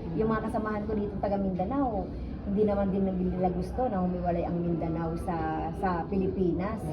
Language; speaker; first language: Filipino; native; Filipino